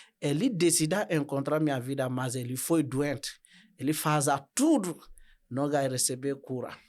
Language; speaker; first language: Portuguese; non-native, learner; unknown